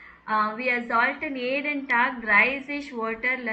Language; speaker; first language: German; non-native, learner; Tamil